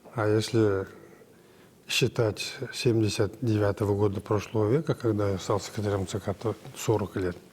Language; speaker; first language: Russian; non-native, local second language; Kazakh